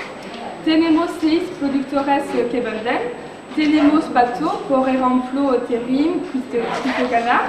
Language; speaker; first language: Spanish; non-native, learner; French